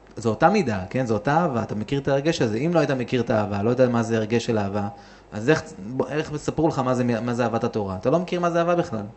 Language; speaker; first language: Hebrew; native; Hebrew